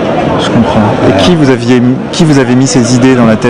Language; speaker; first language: French; native; French